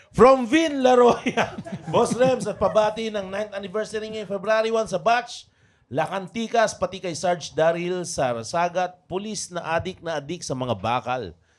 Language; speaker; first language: Filipino; native; Filipino